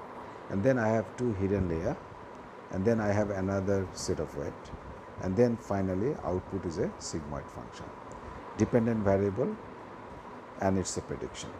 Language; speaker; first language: English; non-native, local second language; Bangla